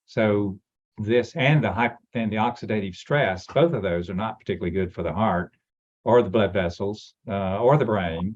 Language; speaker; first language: English; native; English